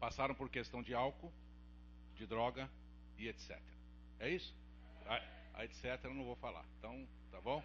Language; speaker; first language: Portuguese; native; Portuguese